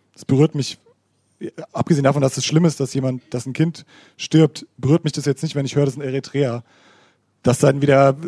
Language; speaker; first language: German; native; German